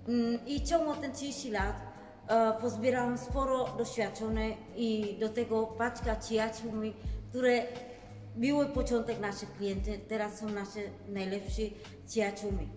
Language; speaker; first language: Polish; non-native, learner; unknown